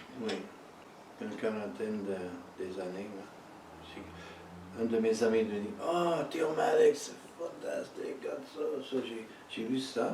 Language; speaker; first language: French; early bilingual, heritage; French